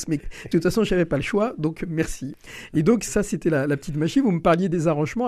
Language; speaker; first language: French; native; French